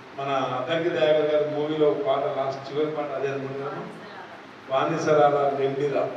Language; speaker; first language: Telugu; non-native, local second language; Lambadi